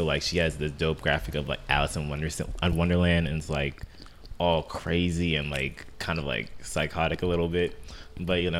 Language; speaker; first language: English; native; English